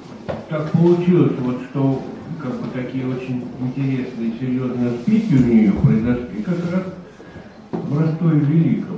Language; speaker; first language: Russian; native; Russian